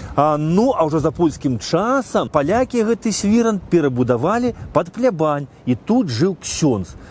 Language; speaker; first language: Belarusian; native; Belarusian